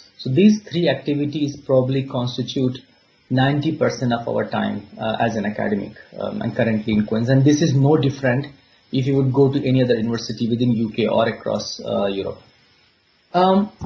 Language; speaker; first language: English; non-native, local second language; Hindi